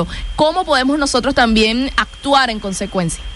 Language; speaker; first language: Spanish; native; Spanish